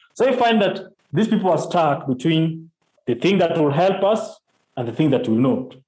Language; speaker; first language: English; non-native, local second language; Luo (Kenya and Tanzania)